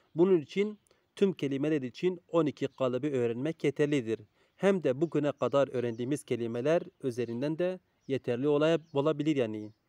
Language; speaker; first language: Turkish; native; Turkish